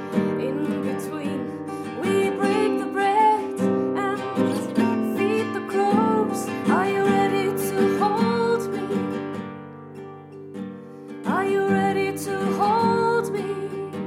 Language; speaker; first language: English; non-native, fluent; German